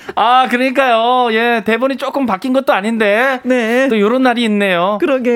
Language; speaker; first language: Korean; native; Korean